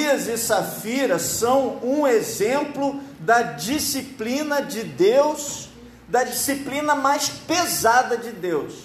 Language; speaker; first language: Portuguese; native; Portuguese